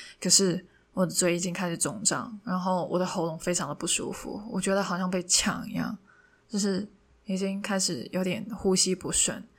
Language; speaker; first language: Chinese; non-native, local second language; Cantonese